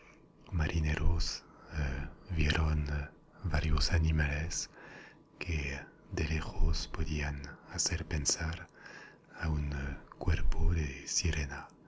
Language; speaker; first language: Spanish; non-native, fluent; French